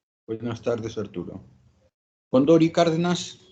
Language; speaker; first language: Spanish; native; Spanish